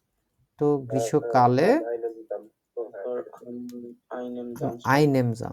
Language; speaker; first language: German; non-native, learner; Bangla